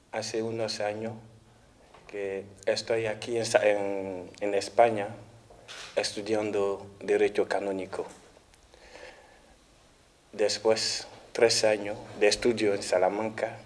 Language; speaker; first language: Spanish; non-native, fluent; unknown